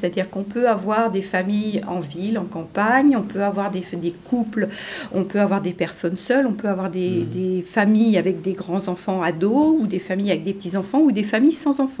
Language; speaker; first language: French; native; French